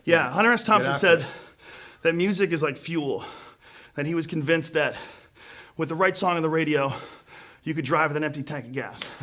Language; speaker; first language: English; native; English